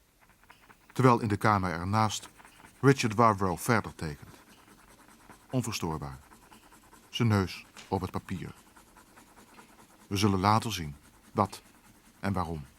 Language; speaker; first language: Dutch; native; Dutch